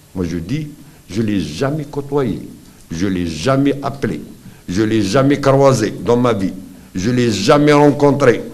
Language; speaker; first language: French; non-native, local second language; Arabic